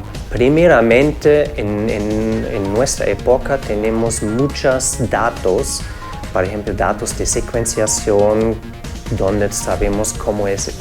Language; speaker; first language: Spanish; non-native, fluent; German